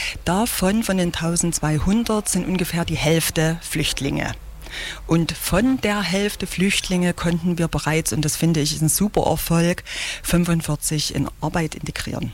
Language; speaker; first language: German; native; German